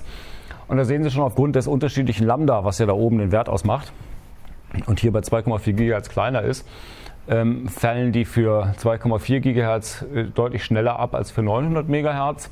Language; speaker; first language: German; native; German